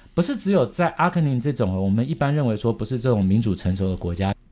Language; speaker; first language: Chinese; native; Chinese